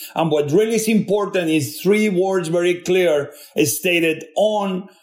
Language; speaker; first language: English; non-native, fluent; Spanish